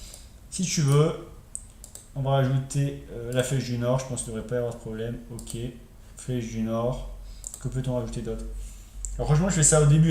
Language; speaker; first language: French; native; French